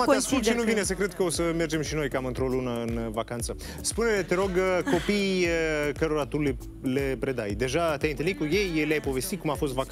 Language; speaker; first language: Romanian; native; Romanian